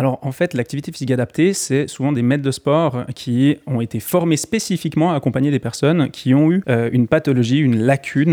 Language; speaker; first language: French; native; French